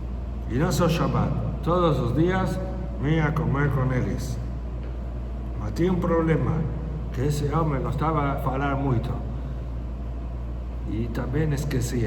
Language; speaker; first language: Portuguese; non-native, fluent; Spanish